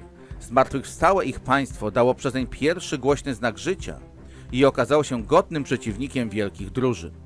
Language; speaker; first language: Polish; native; Polish